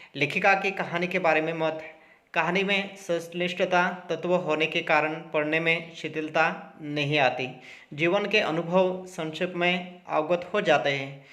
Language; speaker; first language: Hindi; non-native, local second language; Marathi